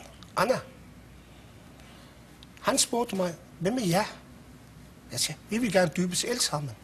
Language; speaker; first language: Danish; non-native, local second language; Persian